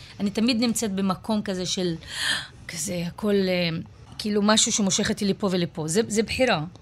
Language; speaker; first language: Hebrew; non-native, local second language; Arabic